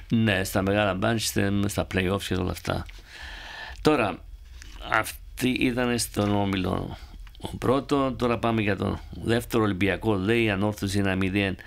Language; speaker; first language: Greek; native; Greek